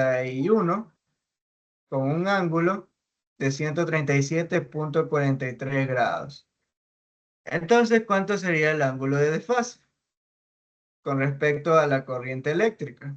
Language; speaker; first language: Spanish; native; Spanish